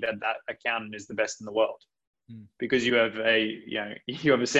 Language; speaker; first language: English; native; English